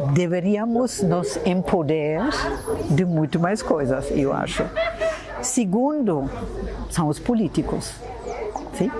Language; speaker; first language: Portuguese; non-native, fluent; German